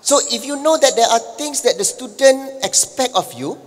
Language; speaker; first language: English; non-native, local second language; Malay